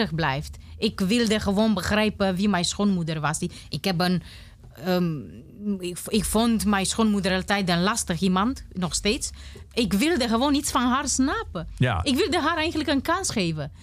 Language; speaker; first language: Dutch; non-native, fluent; Romanian